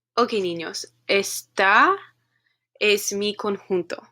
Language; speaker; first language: Spanish; non-native, learner; English